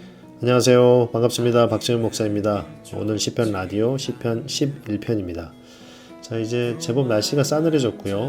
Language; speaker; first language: Korean; native; Korean